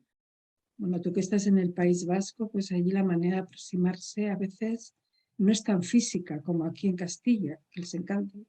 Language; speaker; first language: Spanish; native; Spanish